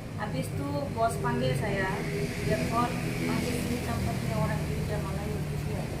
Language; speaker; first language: Malay; non-native, learner; Bangla